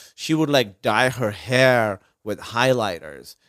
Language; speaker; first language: English; non-native, local second language; Urdu